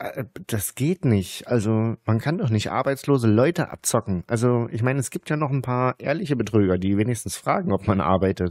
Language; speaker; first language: German; native; German